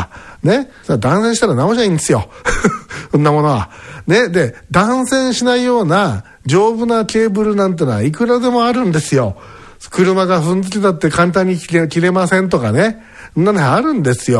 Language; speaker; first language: Japanese; native; Japanese